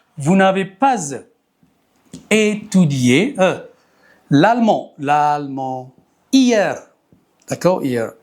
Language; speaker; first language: French; non-native, fluent; Amharic